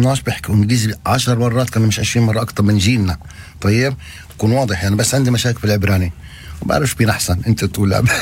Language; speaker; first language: Arabic; native; Arabic